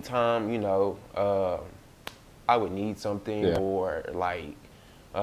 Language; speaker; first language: English; native; English